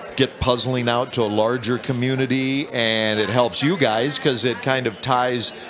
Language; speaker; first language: English; native; English